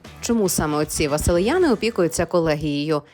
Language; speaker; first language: Ukrainian; native; Ukrainian